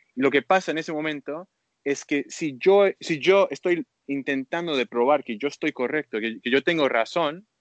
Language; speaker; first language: Spanish; early bilingual, heritage; Spanish